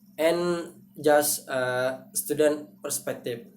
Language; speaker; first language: English; non-native, learner; Indonesian